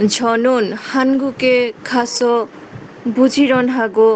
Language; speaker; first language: Korean; non-native, learner; Bangla